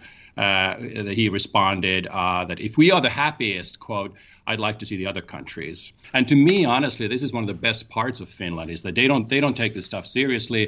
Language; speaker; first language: English; non-native, fluent; Finnish